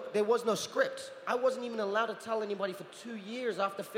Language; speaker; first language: English; native; English